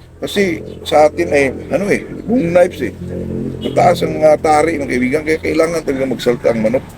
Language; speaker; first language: Filipino; non-native, local second language; Cebuano